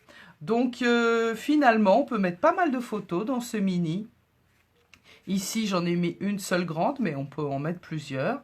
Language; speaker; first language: French; native; French